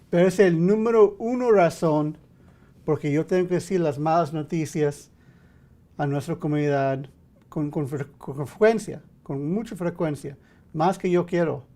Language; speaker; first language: Spanish; early bilingual, heritage; English